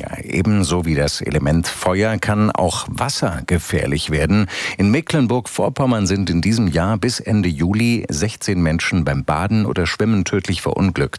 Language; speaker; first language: German; native; German